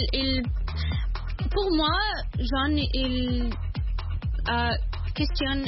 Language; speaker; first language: French; non-native, learner; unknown